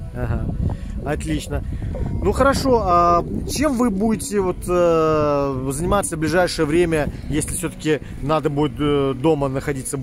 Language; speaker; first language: Russian; native; Russian